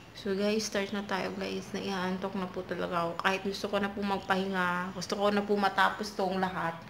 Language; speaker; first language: Filipino; non-native, local second language; Cebuano